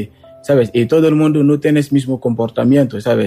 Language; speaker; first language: Spanish; non-native, learner; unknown